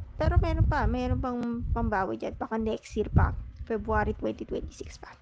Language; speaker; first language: Filipino; native; Filipino